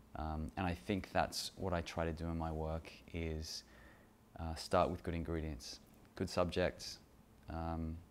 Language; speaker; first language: English; native; English